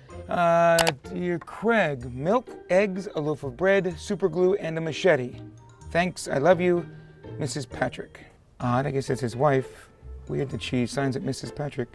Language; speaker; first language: English; native; English